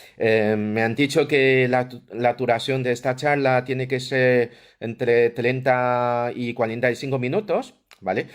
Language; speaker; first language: Spanish; non-native, fluent; Chinese